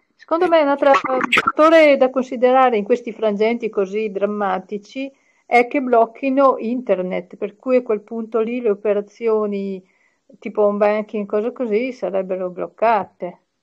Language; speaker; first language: Italian; non-native, fluent; German